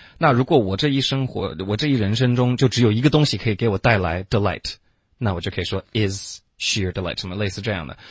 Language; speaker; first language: Chinese; non-native, fluent; English